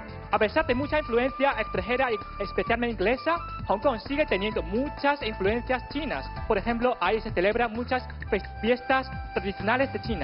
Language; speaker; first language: Spanish; non-native, fluent; Chinese